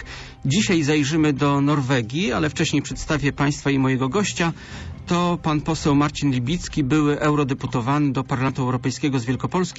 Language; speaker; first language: Polish; native; Polish